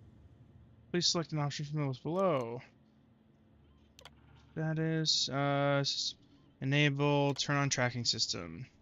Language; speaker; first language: English; native; English